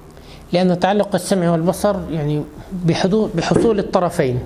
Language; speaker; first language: Arabic; native; Arabic